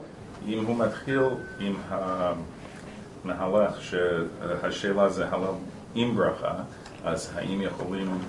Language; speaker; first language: Hebrew; non-native, fluent; English